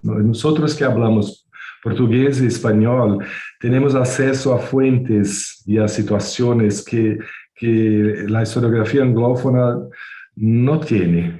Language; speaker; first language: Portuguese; non-native, fluent; Spanish